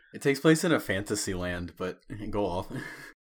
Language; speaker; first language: English; native; English